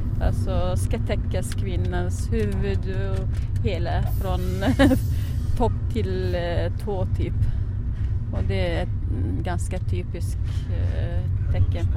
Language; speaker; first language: Swedish; non-native, fluent; Arabic